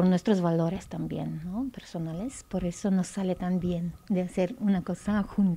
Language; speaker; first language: Spanish; non-native, fluent; Bulgarian